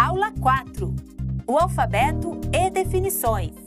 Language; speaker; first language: Portuguese; non-native, fluent; English